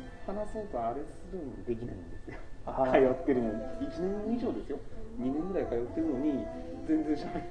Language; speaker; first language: Japanese; native; Japanese